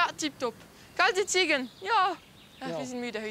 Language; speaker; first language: German; non-native, local second language; French